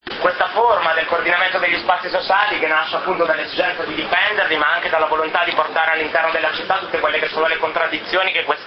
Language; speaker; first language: Italian; native; Italian